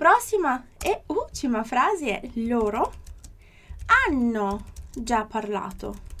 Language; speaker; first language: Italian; non-native, fluent; Portuguese